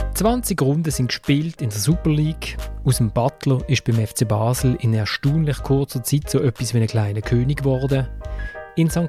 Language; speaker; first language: German; native; German